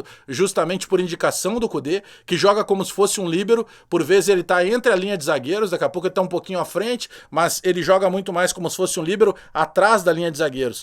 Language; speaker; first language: Portuguese; native; Portuguese